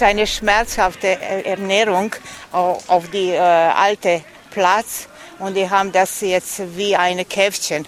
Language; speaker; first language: German; non-native, learner; Serbian